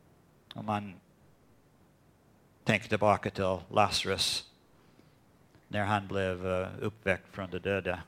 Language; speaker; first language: Swedish; non-native, fluent; English